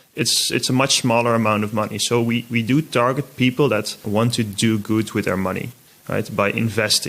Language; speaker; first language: English; non-native, fluent; Dutch